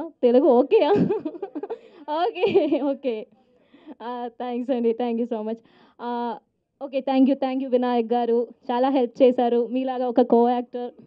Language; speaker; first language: Telugu; non-native, learner; Malayalam